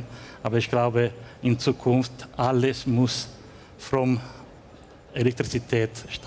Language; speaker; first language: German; non-native, learner; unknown